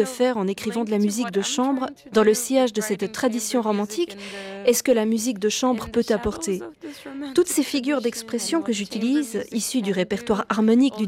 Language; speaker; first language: French; non-native, fluent; Turkish